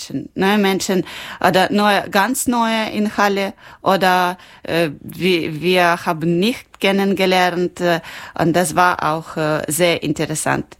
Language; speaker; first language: German; non-native, learner; Ukrainian